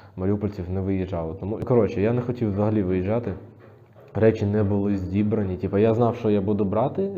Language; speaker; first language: Ukrainian; native; Ukrainian